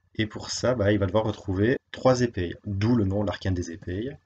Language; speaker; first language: French; native; French